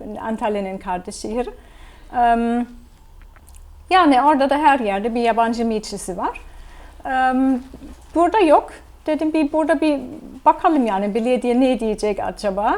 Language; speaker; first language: Turkish; non-native, fluent; German